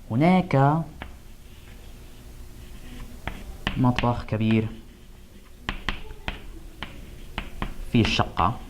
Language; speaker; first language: Arabic; non-native, fluent; English